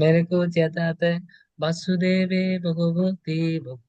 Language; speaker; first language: Hindi; non-native, learner; Bangla